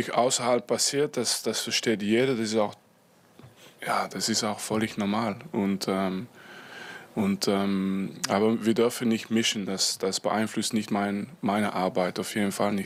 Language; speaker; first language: German; non-native, fluent; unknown